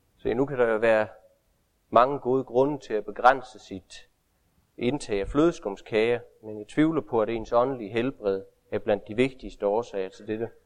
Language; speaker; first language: Danish; native; Danish